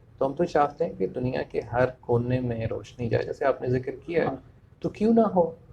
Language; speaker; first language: Urdu; non-native, local second language; Punjabi